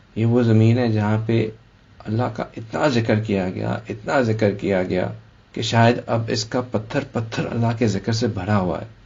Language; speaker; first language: Urdu; native; Urdu